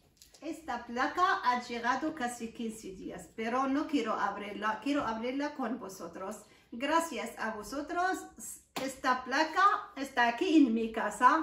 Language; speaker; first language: Spanish; non-native, learner; Arabic